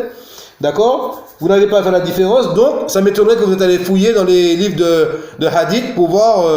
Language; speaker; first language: French; native; French